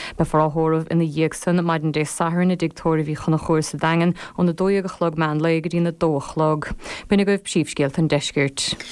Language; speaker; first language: Irish; native; Irish